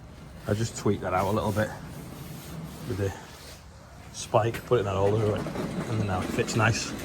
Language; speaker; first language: English; native; English